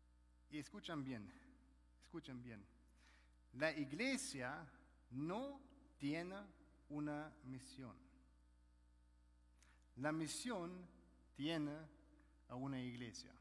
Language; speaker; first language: Spanish; non-native, fluent; German